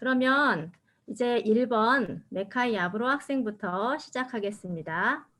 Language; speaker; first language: Korean; native; Korean